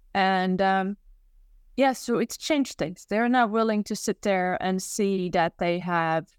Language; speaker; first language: English; non-native, fluent; Swedish